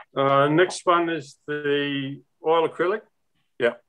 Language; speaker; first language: English; native; English